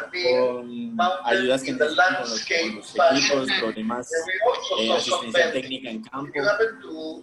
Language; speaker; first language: Spanish; native; Spanish